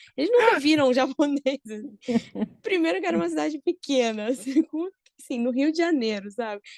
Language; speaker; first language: Portuguese; early bilingual, heritage; Portuguese